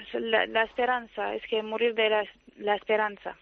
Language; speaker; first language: Spanish; non-native, fluent; Arabic